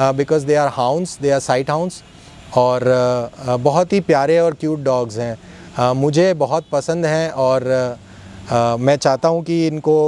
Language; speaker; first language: Hindi; native; Hindi